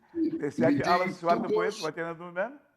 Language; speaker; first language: Dutch; non-native, local second language; Papiamento